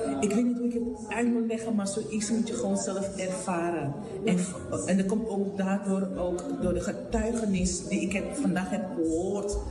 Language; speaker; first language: Dutch; non-native, fluent; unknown